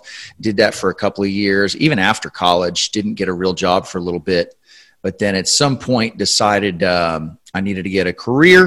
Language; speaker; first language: English; native; English